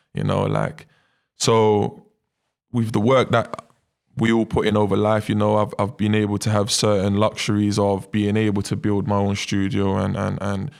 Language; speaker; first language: English; native; English